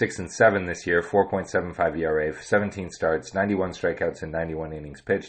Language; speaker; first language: English; native; English